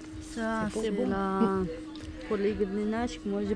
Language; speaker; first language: French; non-native, learner; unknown